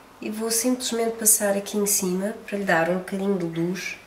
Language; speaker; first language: Portuguese; native; Portuguese